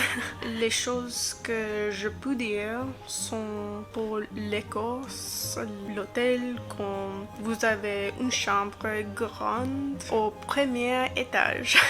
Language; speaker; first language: French; non-native, learner; English